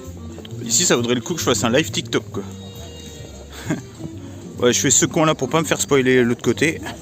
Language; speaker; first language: French; native; French